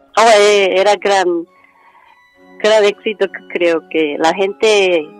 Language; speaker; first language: Spanish; non-native, learner; Korean